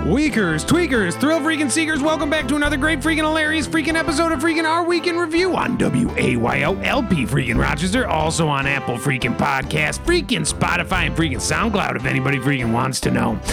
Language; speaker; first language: English; native; English